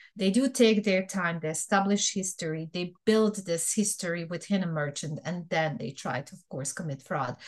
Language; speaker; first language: English; non-native, fluent; Bosnian